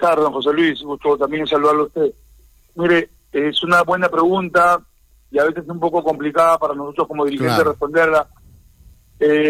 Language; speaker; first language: Spanish; native; Spanish